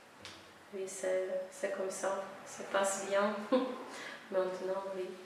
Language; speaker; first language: French; non-native, fluent; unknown